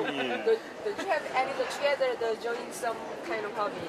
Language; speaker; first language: English; non-native, learner; Korean